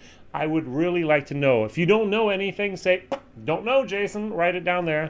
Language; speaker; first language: English; native; English